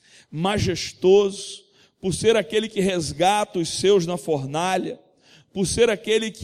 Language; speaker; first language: Portuguese; native; Portuguese